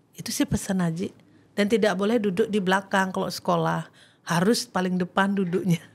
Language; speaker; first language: Indonesian; native; Indonesian